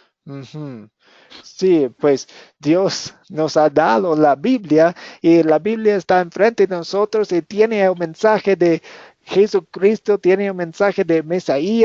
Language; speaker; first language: Spanish; non-native, fluent; English